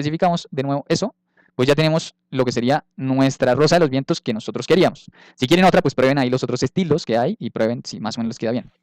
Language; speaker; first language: Spanish; native; Spanish